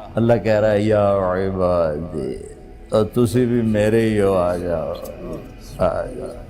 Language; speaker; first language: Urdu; non-native, local second language; Punjabi